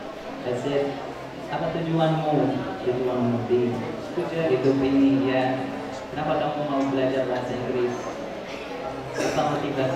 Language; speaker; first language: Indonesian; non-native, fluent; Arabic